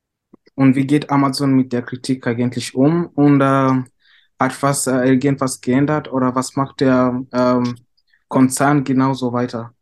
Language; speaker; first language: German; non-native, fluent; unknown